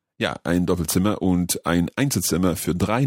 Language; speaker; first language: German; non-native, learner; English